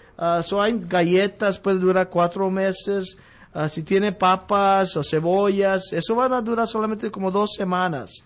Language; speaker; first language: Spanish; early bilingual, heritage; Spanish